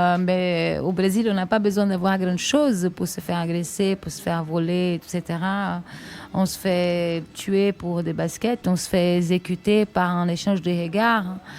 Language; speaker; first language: French; non-native, fluent; Portuguese